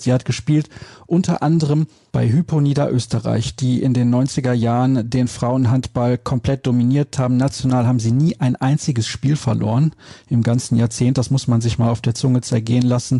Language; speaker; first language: German; native; German